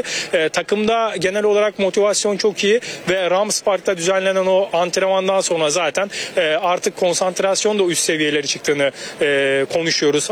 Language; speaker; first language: Turkish; native; Turkish